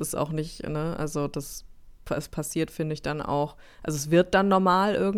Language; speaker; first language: German; native; German